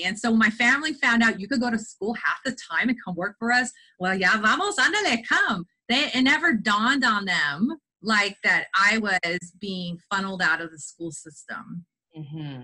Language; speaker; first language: English; native; English